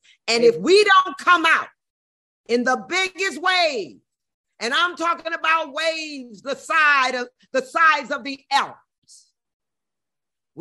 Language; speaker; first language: English; native; English